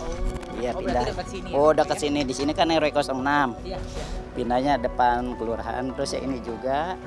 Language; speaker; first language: Indonesian; native; Indonesian